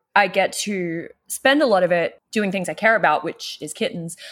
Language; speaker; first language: English; native; English